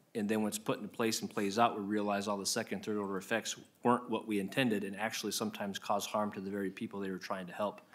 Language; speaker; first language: English; native; English